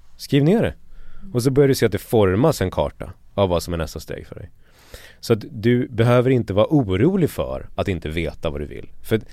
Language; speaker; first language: Swedish; native; Swedish